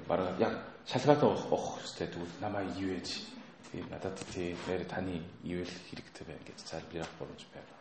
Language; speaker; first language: Mongolian; non-native, fluent; Korean